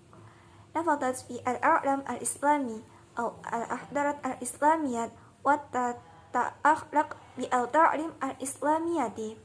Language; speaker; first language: Arabic; non-native, learner; Indonesian